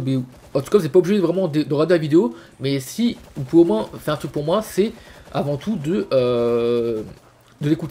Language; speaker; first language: French; native; French